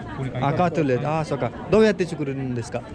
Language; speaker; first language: Japanese; non-native, learner; Nepali